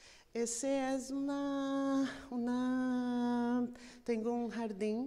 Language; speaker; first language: Spanish; non-native, fluent; Portuguese